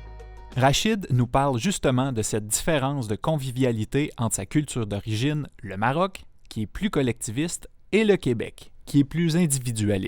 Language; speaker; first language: French; native; French